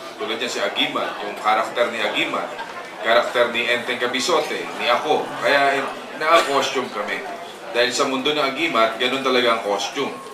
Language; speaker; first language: Filipino; native; Filipino